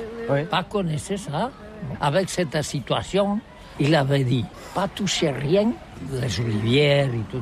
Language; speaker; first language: French; non-native, learner; Catalan